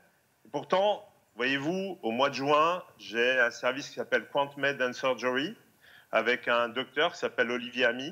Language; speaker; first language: French; native; French